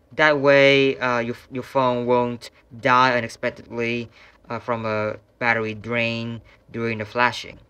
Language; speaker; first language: English; non-native, fluent; Vietnamese